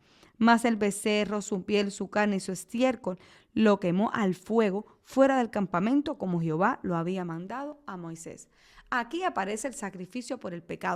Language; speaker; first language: Spanish; native; Spanish